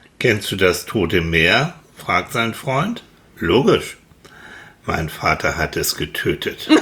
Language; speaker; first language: German; native; German